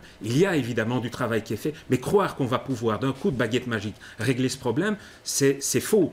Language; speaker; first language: French; native; French